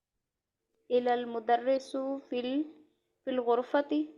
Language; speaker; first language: Arabic; non-native, learner; Urdu